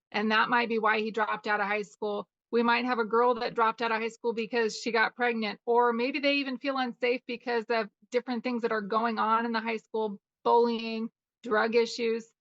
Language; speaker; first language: English; native; English